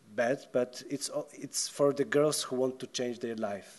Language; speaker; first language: English; non-native, fluent; Polish